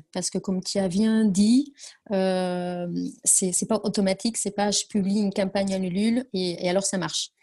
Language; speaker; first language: French; non-native, fluent; Spanish